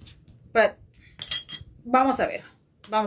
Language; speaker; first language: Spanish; early bilingual, heritage; Spanish